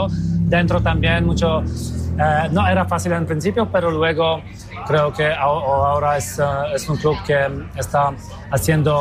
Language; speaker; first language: Spanish; non-native, fluent; Polish